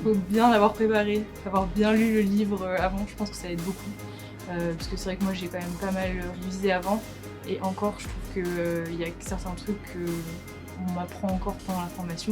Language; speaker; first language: French; native; French